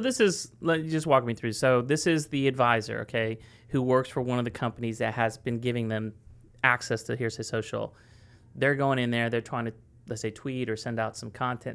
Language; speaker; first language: English; early bilingual, other home language; Spanish